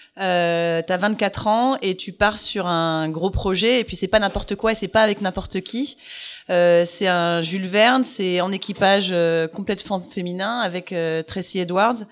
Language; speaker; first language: French; native; French